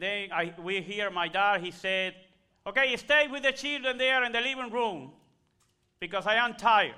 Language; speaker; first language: English; non-native, learner; Spanish